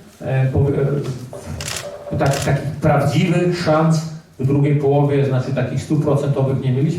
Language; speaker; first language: Polish; early bilingual, heritage; Polish